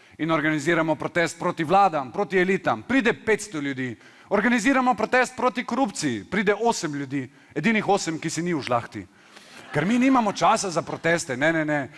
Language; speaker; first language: Slovenian; native; Slovenian